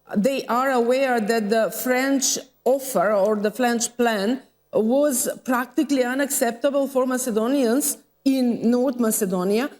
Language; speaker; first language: English; non-native, fluent; Macedonian